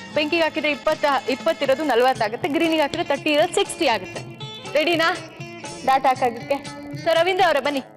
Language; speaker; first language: Kannada; non-native, fluent; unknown